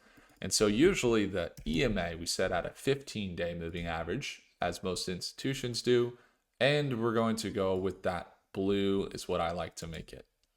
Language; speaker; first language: English; native; English